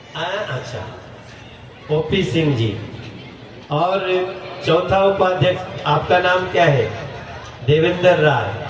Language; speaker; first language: Hindi; native; Hindi